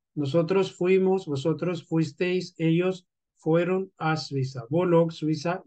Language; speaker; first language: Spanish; non-native, fluent; Urdu